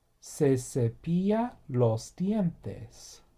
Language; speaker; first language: Spanish; non-native, fluent; English